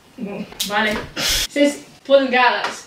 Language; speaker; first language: Spanish; non-native, learner; English